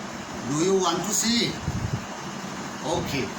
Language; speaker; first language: English; non-native, fluent; Bangla